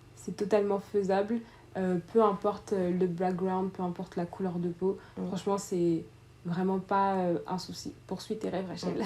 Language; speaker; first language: French; early bilingual, other home language; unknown